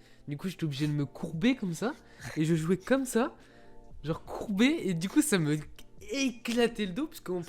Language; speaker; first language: French; native; French